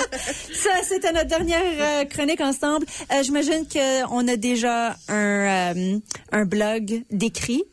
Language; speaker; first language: French; native; French